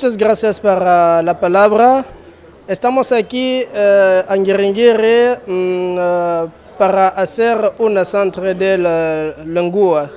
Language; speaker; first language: Spanish; non-native, learner; Lingala